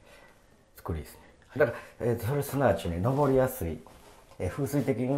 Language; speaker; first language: Japanese; native; Japanese